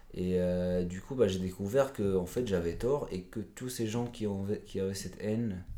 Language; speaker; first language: French; non-native, local second language; Arabic